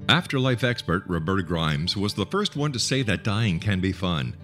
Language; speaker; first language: English; native; English